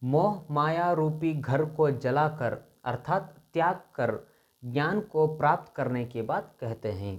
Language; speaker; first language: Hindi; non-native, local second language; Kannada